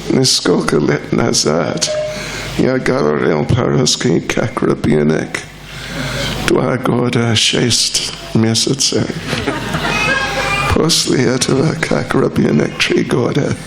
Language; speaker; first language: Russian; non-native, learner; English